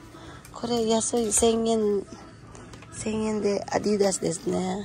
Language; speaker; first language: Japanese; non-native, fluent; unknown